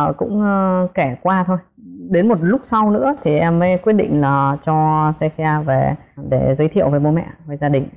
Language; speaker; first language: Vietnamese; early bilingual, heritage; Vietnamese